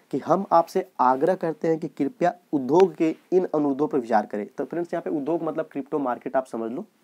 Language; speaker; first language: Hindi; native; Hindi